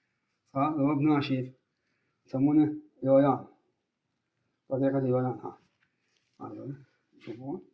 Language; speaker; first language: Arabic; native; Arabic